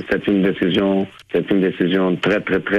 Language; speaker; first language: French; non-native, fluent; Portuguese